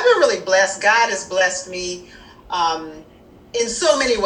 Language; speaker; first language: English; native; English